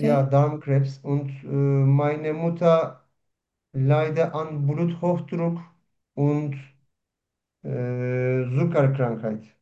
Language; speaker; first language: German; non-native, learner; Turkish